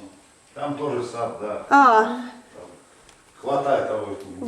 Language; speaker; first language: Russian; native; Russian